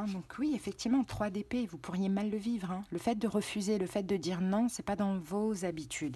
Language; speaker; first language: French; native; French